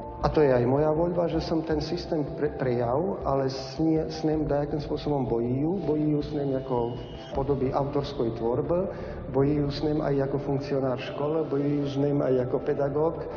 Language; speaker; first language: Slovak; non-native, local second language; Rusyn